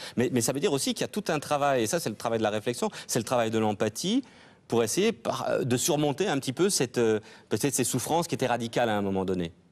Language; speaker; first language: French; native; French